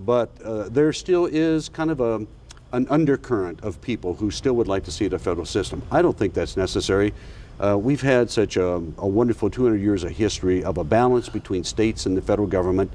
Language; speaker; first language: English; native; English